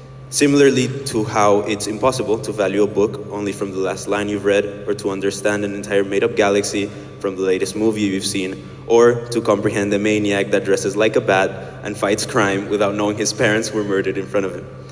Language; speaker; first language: English; early bilingual, other home language; Spanish